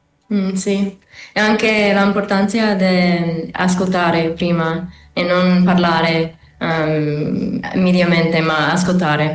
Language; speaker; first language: Italian; non-native, learner; English